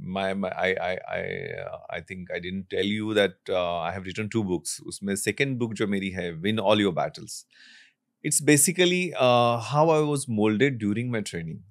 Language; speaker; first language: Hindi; non-native, local second language; Marathi